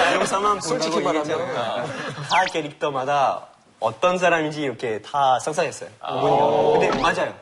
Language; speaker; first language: Korean; non-native, fluent; French